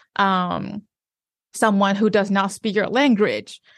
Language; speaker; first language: English; non-native, fluent; Chinese